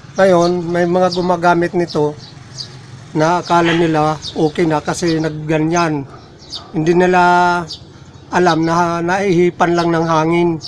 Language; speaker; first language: Filipino; non-native, local second language; Cebuano